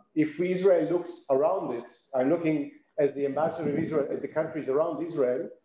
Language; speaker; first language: English; non-native, fluent; Hebrew